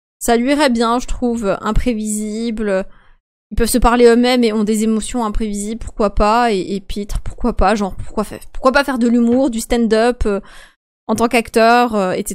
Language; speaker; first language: French; native; French